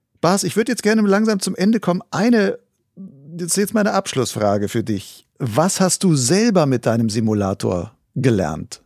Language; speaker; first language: German; native; German